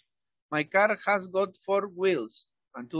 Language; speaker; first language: English; non-native, fluent; Spanish